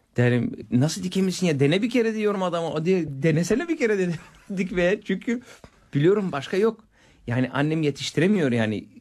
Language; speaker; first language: Turkish; non-native, fluent; Bulgarian